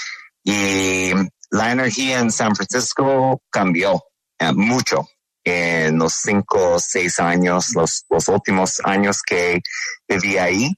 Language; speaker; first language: Spanish; non-native, learner; English